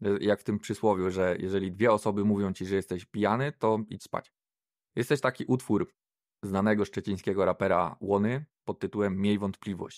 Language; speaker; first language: Polish; native; Polish